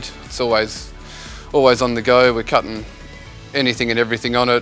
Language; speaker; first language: English; native; English